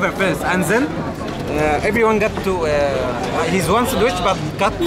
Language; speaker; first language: English; non-native, learner; Arabic